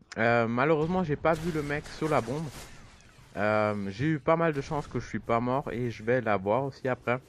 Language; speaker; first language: French; non-native, fluent; German